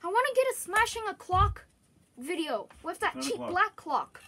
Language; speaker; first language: English; native; English